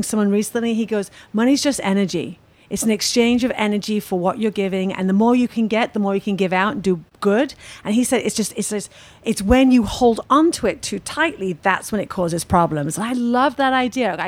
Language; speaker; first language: English; native; English